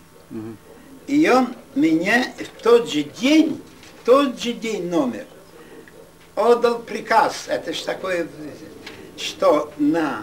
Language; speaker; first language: Russian; non-native, local second language; Yiddish